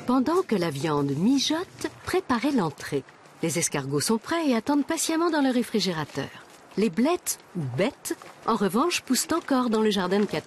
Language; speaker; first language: French; native; French